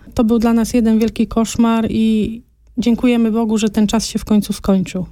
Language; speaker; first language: Polish; native; Polish